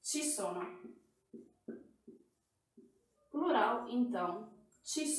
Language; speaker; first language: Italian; non-native, fluent; Portuguese